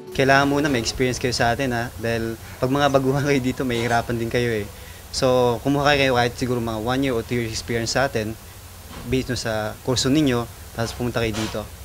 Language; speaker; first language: Filipino; native; Filipino